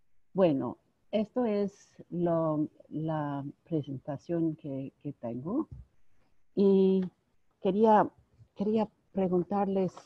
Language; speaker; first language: Spanish; non-native, fluent; English